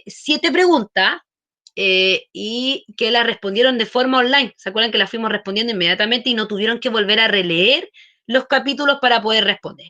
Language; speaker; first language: Spanish; native; Spanish